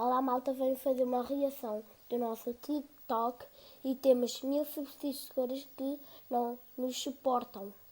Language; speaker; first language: Portuguese; early bilingual, other home language; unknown